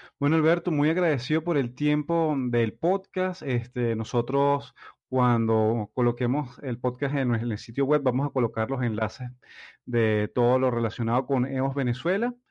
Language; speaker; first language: Spanish; native; Spanish